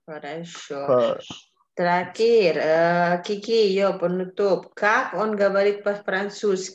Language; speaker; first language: Russian; non-native, fluent; Indonesian